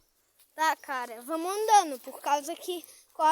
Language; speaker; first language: Portuguese; native; Portuguese